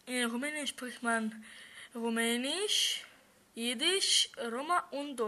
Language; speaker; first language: German; early bilingual, other home language; Romanian